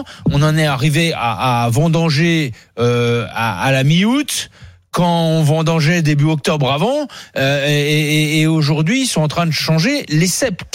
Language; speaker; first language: French; native; French